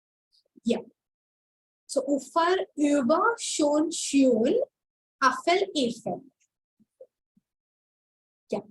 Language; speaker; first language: German; non-native, fluent; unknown